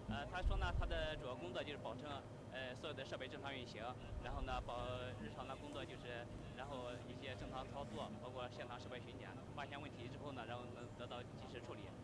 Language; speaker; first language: Chinese; native; Chinese